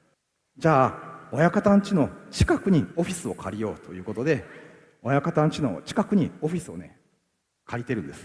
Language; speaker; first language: Japanese; native; Japanese